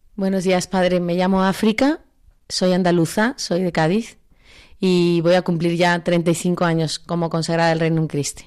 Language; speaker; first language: Spanish; native; Spanish